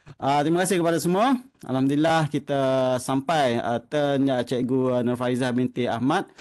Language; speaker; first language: Malay; native; Malay